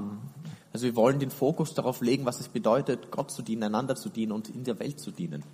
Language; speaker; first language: German; native; German